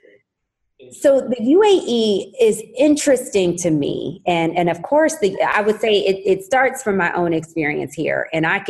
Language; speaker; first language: English; native; English